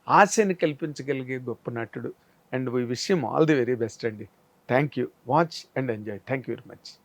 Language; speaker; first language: Telugu; native; Telugu